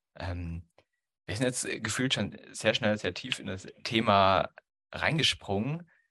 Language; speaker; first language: German; native; German